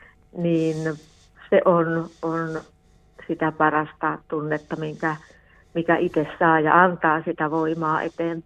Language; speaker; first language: Finnish; native; Finnish